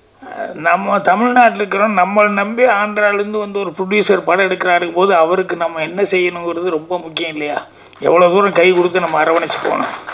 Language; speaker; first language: Tamil; native; Tamil